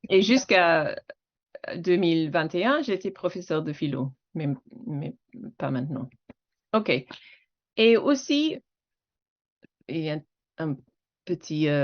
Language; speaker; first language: French; non-native, fluent; English